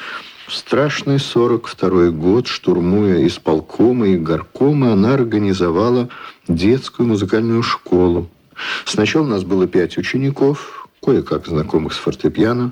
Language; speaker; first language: Russian; native; Russian